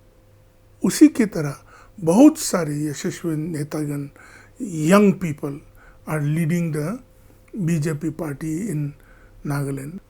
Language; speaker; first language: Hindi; non-native, local second language; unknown